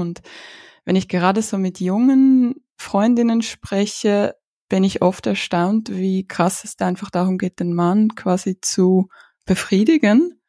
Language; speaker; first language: German; native; German